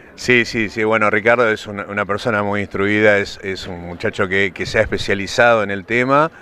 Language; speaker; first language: Spanish; native; Spanish